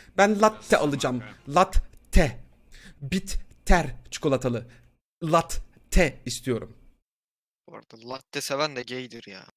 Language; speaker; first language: Turkish; native; Turkish